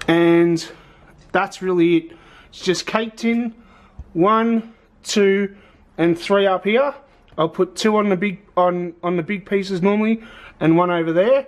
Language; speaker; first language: English; native; English